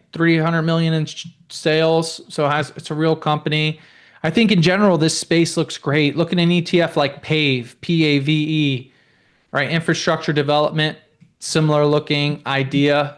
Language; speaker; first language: English; native; English